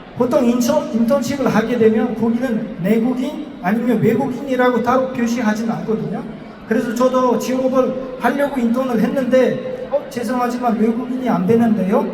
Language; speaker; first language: Korean; non-native, fluent; Uzbek